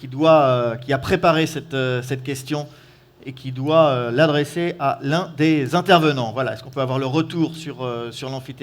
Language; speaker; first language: French; native; French